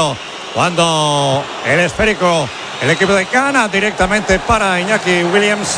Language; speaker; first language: Spanish; native; Spanish